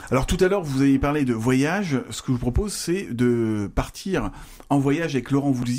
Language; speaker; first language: French; native; French